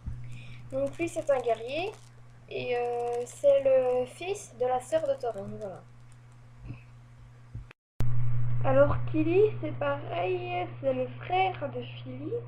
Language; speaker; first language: French; native; French